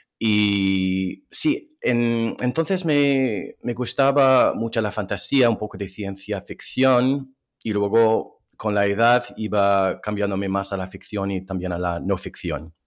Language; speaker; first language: Spanish; non-native, fluent; English